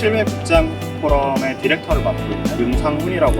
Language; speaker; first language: Korean; native; Korean